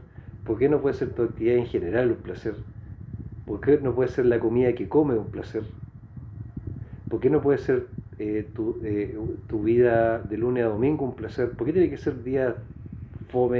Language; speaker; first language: Spanish; native; Spanish